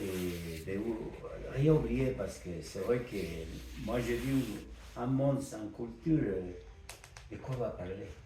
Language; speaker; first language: French; non-native, fluent; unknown